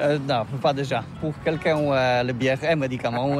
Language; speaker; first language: French; non-native, learner; Polish